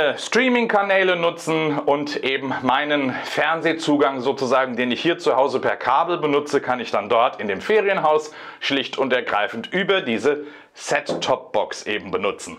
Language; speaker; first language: German; native; German